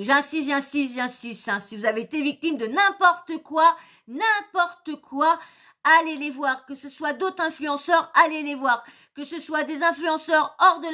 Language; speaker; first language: French; native; French